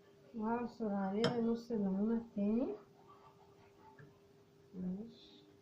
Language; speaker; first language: Arabic; native; Arabic